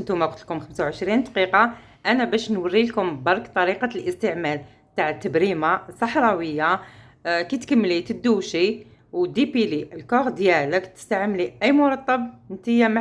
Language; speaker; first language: Arabic; native; Arabic